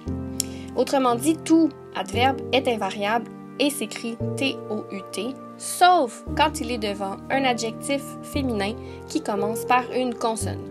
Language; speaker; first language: French; native; French